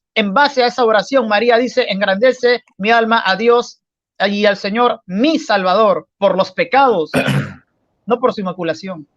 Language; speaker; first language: Spanish; native; Spanish